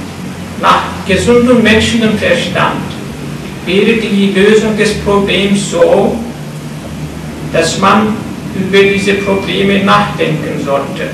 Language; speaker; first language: German; non-native, fluent; Turkish